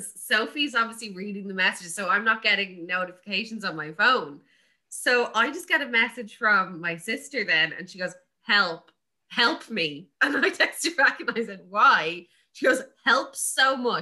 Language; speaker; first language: English; native; English